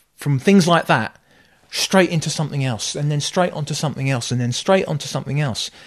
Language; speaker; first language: English; native; English